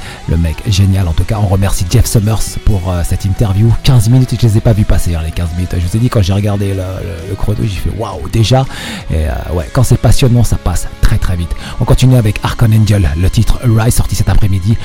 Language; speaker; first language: French; non-native, local second language; Arabic